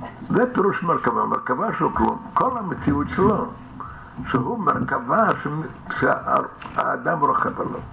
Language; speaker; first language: Hebrew; non-native, fluent; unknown